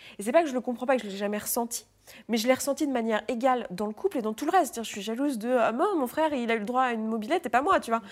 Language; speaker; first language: French; native; French